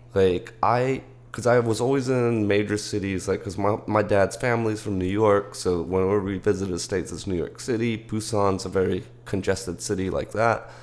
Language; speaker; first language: English; early bilingual, heritage; English